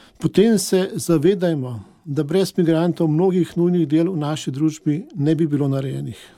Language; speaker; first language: Slovenian; native; Slovenian